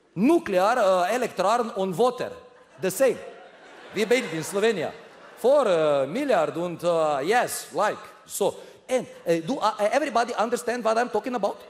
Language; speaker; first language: English; non-native, learner; Slovenian